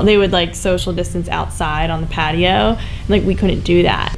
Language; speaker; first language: English; native; English